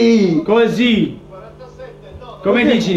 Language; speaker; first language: Italian; native; Italian